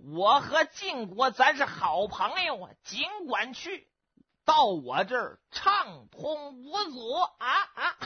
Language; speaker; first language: Chinese; native; Chinese